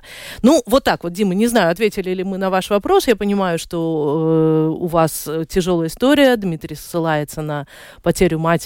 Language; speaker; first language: Russian; native; Russian